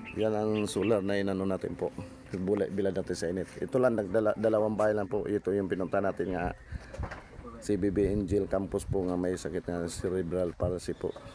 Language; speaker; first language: Filipino; non-native, local second language; Cebuano